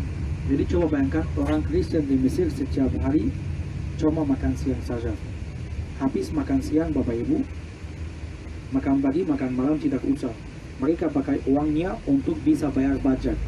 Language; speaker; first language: Indonesian; non-native, fluent; Arabic